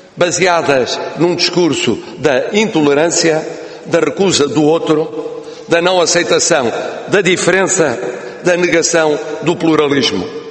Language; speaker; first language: Portuguese; native; Portuguese